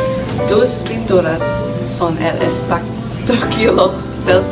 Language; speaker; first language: Spanish; non-native, learner; English